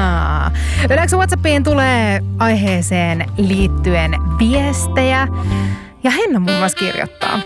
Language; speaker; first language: Finnish; native; Finnish